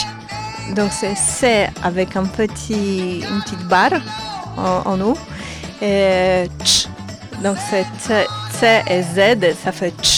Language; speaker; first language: French; non-native, fluent; Polish